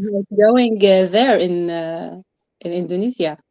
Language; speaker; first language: English; non-native, learner; Arabic